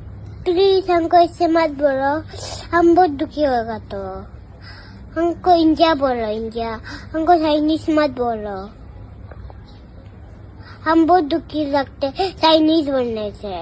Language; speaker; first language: Hindi; non-native, local second language; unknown